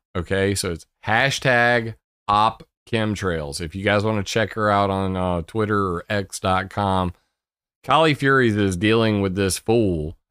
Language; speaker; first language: English; native; English